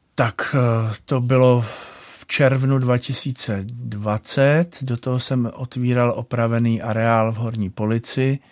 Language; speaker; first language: Czech; native; Czech